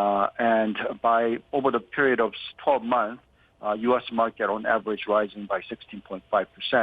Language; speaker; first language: English; non-native, fluent; Korean